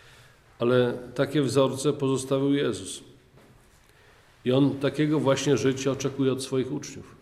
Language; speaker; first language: Polish; native; Polish